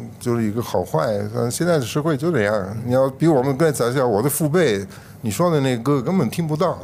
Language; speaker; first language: Chinese; non-native, fluent; Italian